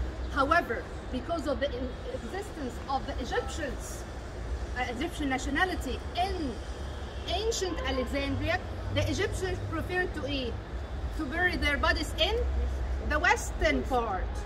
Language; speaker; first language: English; non-native, fluent; Arabic